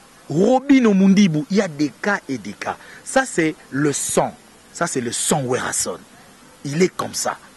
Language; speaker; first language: French; non-native, local second language; Lingala